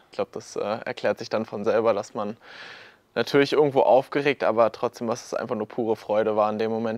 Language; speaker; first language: German; native; German